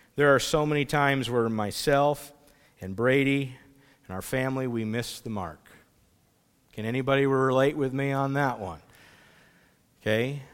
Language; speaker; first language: English; native; English